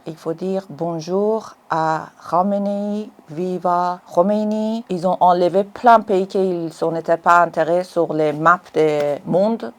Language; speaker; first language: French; non-native, learner; Persian